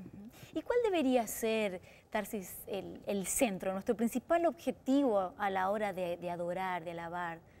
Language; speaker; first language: Spanish; native; Spanish